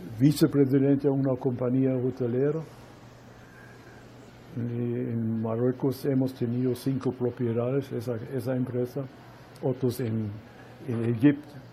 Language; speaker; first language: Spanish; non-native, fluent; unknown